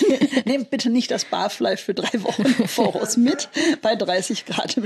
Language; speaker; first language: German; native; German